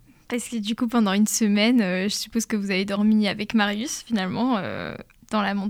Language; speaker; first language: French; native; French